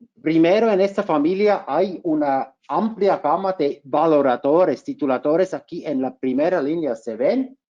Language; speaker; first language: Spanish; non-native, fluent; German